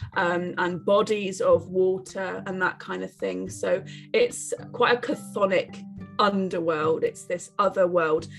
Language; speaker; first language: English; native; English